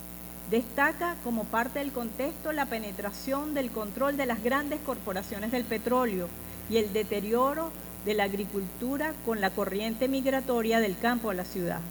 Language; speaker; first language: Spanish; native; Spanish